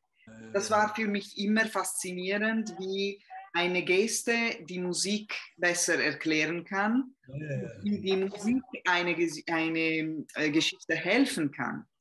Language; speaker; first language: German; non-native, fluent; Italian